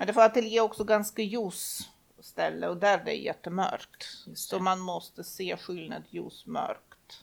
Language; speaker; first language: Swedish; non-native, fluent; Russian